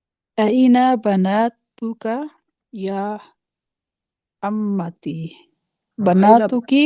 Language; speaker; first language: Arabic; non-native, learner; Urdu